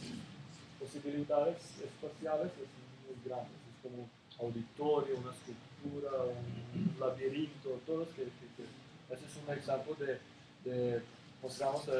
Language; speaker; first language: Spanish; non-native, learner; Serbian